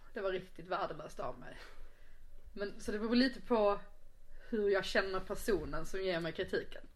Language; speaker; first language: Swedish; native; Swedish